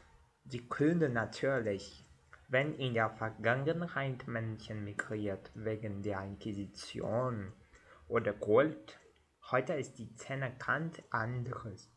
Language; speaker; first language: German; non-native, learner; Portuguese